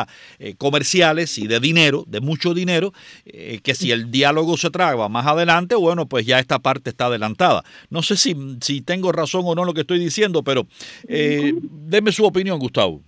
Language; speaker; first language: Spanish; native; Spanish